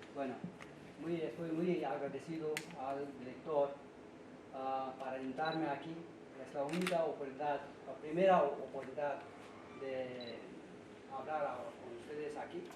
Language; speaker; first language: Spanish; non-native, fluent; Hindi